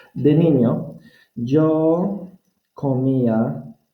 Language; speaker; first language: Spanish; non-native, fluent; English